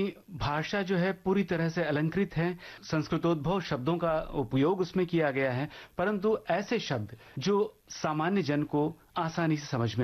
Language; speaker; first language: Hindi; native; Hindi